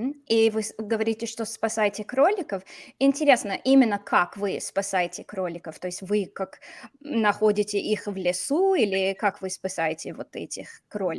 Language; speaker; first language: Russian; non-native, fluent; English